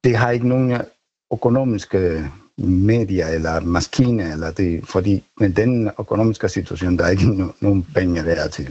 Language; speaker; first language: Danish; non-native, fluent; Spanish